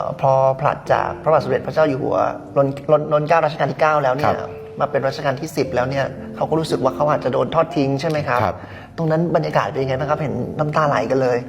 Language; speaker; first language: Thai; native; Thai